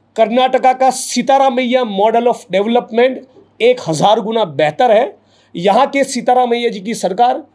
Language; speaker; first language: Hindi; non-native, local second language; Gujarati